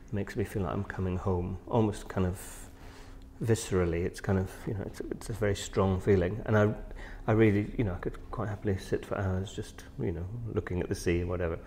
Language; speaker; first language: English; native; English